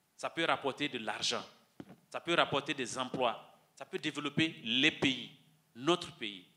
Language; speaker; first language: French; non-native, local second language; Mossi